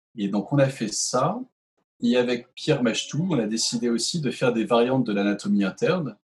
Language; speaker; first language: French; native; French